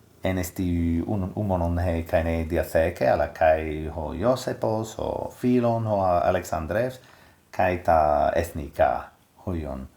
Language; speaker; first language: Greek; non-native, fluent; English